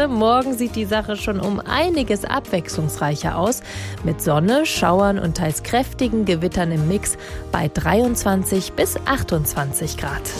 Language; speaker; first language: German; native; German